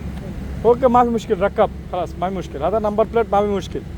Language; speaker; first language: Arabic; non-native, learner; Bangla